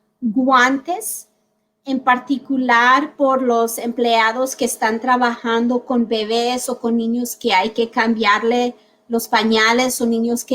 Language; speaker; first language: Spanish; early bilingual, heritage; Spanish